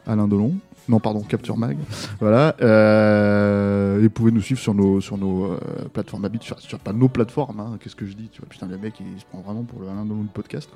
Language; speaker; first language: French; native; French